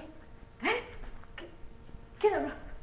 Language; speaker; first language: Spanish; non-native, learner; French